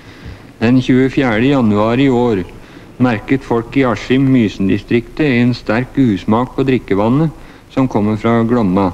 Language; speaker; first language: Norwegian; native; Norwegian